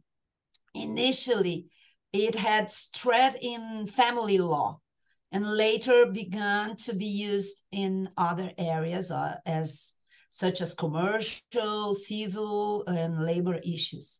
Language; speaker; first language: English; non-native, fluent; Portuguese